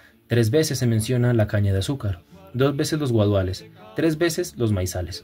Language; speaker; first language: Spanish; native; Spanish